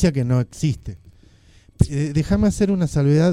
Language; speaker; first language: Spanish; native; Spanish